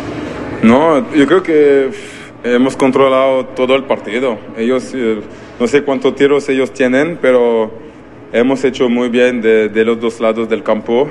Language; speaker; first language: Spanish; non-native, learner; French